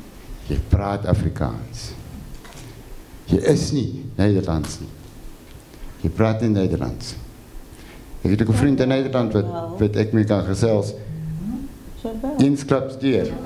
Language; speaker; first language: Afrikaans; non-native, fluent; French